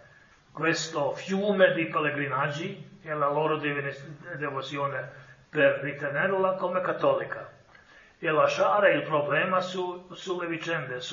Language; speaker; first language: Italian; non-native, fluent; Croatian